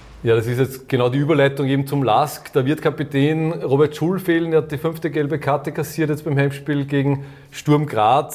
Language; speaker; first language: German; native; German